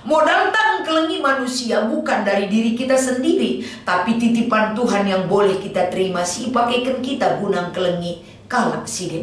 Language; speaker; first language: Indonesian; non-native, local second language; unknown